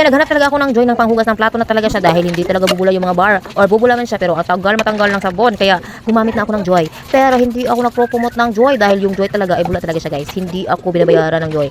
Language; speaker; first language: Filipino; non-native, local second language; Cebuano